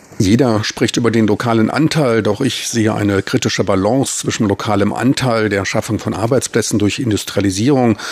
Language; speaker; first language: German; native; German